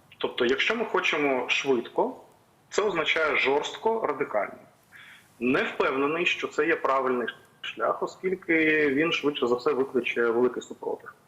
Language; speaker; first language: Ukrainian; native; Ukrainian